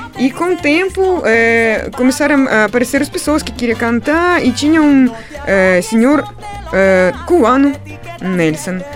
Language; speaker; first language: Portuguese; non-native, fluent; Russian